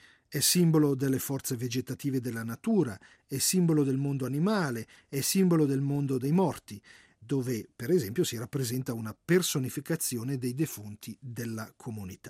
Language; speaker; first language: Italian; native; Italian